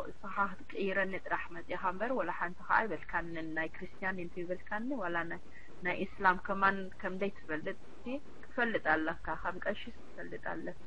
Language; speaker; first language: Tigrinya; early bilingual, heritage; Tigrinya